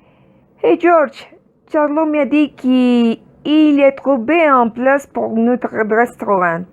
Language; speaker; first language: French; non-native, learner; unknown